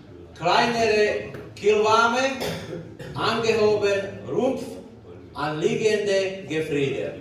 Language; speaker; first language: German; non-native, learner; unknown